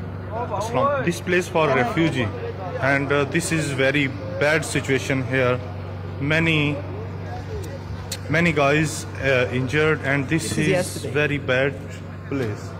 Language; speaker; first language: English; non-native, learner; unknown